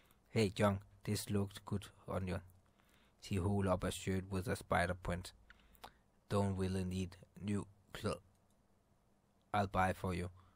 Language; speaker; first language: English; non-native, fluent; Danish